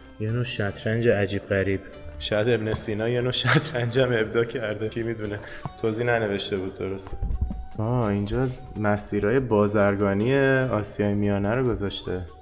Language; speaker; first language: Persian; native; Persian